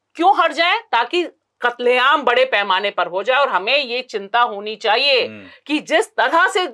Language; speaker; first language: Hindi; native; Hindi